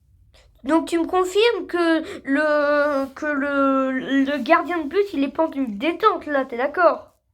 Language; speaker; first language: French; native; French